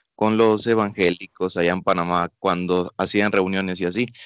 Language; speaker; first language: Spanish; native; Spanish